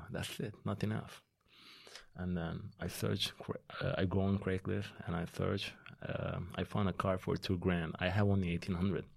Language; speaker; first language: English; non-native, fluent; Turkish